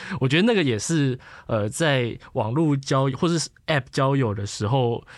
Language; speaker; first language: Chinese; native; Chinese